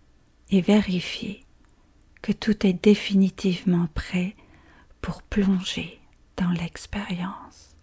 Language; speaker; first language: French; native; French